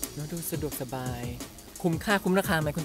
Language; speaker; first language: Thai; native; Thai